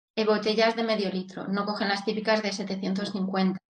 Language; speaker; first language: Spanish; native; Spanish